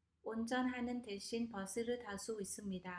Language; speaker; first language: Korean; non-native, fluent; Khmer